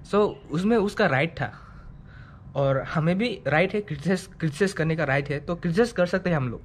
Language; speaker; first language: Hindi; non-native, local second language; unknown